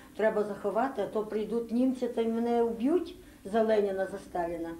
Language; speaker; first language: Ukrainian; non-native, local second language; Yiddish